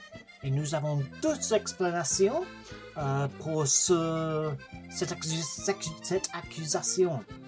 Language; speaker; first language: French; non-native, learner; English